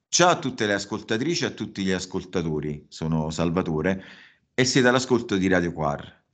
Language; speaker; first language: Italian; native; Italian